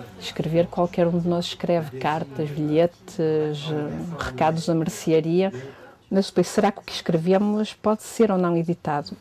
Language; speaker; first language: Portuguese; early bilingual, heritage; Portuguese